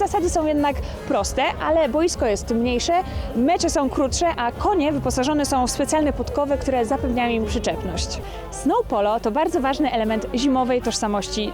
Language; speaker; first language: Polish; native; Polish